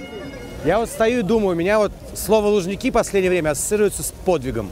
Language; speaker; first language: Russian; native; Russian